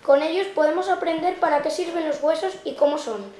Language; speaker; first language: Spanish; native; Spanish